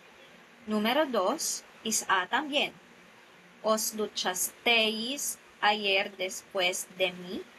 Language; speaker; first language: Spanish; non-native, fluent; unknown